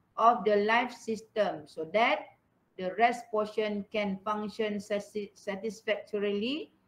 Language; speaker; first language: English; non-native, local second language; Malay